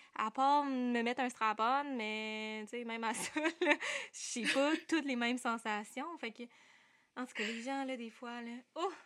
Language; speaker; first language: French; native; French